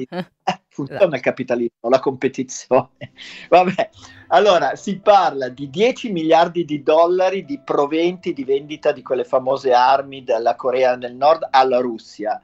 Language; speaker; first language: Italian; native; Italian